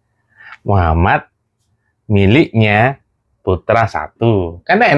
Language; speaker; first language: Indonesian; native; Indonesian